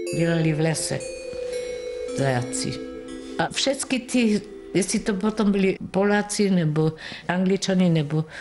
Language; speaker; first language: Czech; non-native, local second language; German